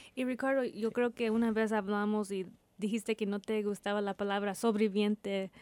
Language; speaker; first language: Spanish; early bilingual, heritage; Spanish